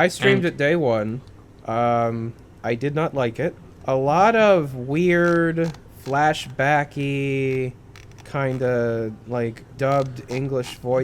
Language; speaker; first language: English; native; English